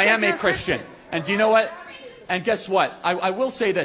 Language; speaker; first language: English; native; English